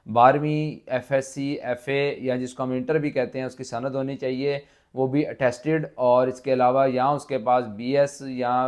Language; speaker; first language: Urdu; non-native, local second language; Punjabi